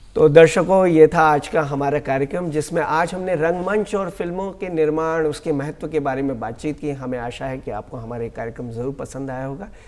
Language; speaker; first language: Hindi; native; Hindi